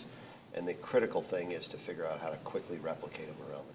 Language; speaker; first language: English; native; English